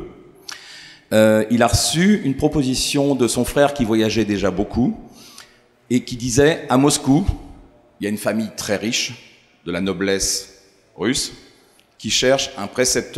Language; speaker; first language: French; native; French